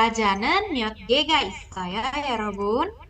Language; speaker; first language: Korean; non-native, fluent; Indonesian